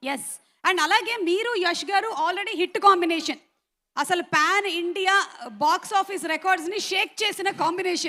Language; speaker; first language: Telugu; native; Telugu